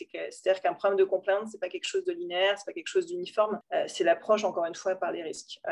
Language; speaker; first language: French; native; French